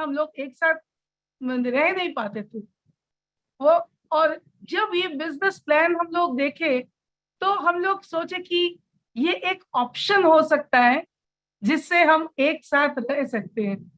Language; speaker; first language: Hindi; non-native, local second language; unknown